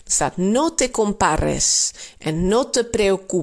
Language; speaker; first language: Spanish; non-native, fluent; Dutch